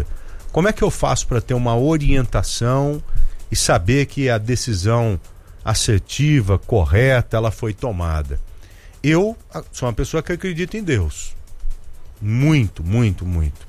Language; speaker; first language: Portuguese; native; Portuguese